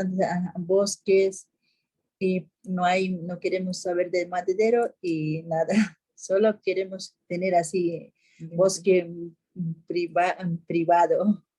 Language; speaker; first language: Spanish; non-native, local second language; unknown